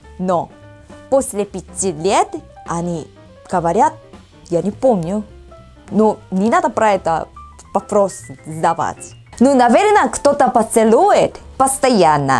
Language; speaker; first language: Russian; non-native, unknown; Korean